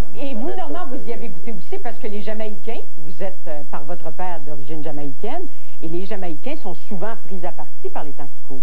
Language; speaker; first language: French; native; French